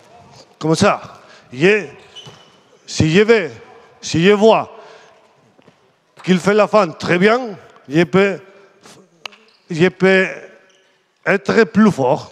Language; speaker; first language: French; non-native, fluent; Spanish